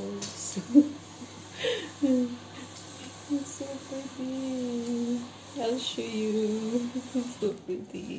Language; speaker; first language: English; non-native, local second language; Filipino